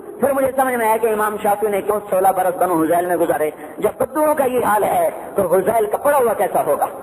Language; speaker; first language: Urdu; non-native, local second language; Punjabi